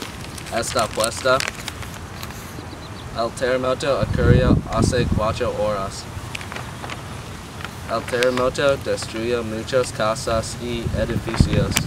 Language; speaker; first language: Spanish; non-native, learner; English